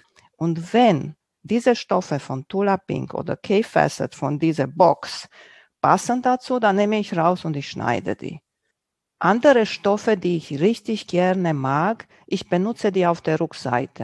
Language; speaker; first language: German; non-native, local second language; Romanian